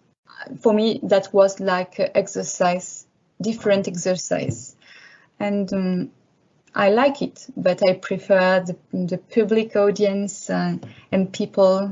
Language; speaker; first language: English; non-native, learner; French